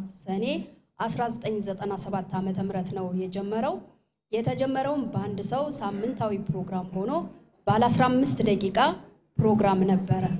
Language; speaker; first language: Amharic; non-native, local second language; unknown